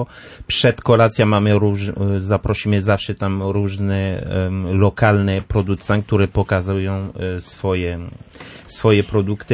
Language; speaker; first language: Polish; non-native, learner; French